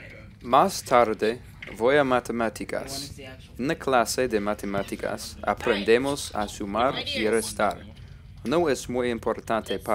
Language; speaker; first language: Spanish; non-native, learner; English